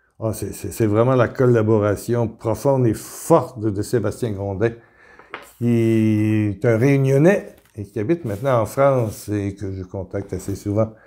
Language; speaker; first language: French; native; French